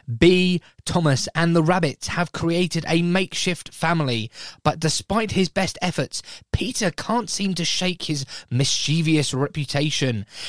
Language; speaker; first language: English; native; English